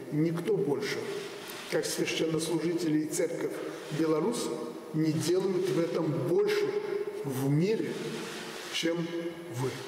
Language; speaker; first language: Russian; native; Russian